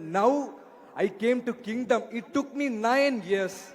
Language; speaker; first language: Telugu; non-native, learner; Malayalam